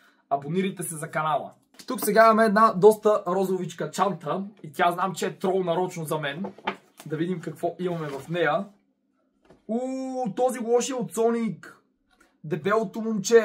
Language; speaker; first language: Bulgarian; native; Bulgarian